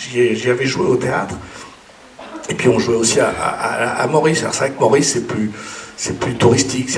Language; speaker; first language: French; native; French